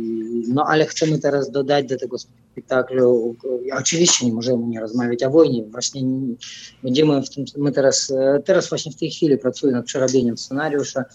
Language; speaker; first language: Polish; non-native, fluent; Russian